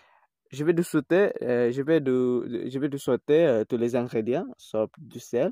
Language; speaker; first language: French; non-native, fluent; Indonesian